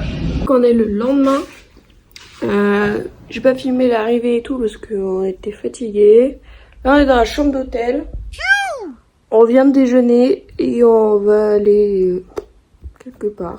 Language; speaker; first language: French; native; French